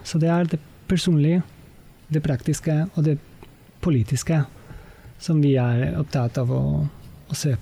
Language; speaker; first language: Norwegian; non-native, fluent; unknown